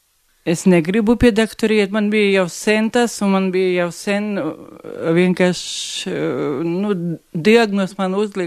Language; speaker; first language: Latvian; non-native, local second language; Russian